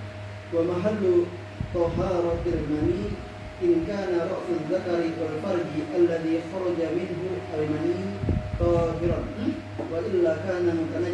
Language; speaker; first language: Arabic; non-native, learner; Indonesian